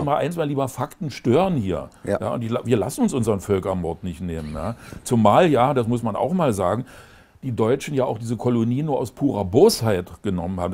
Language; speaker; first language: German; native; German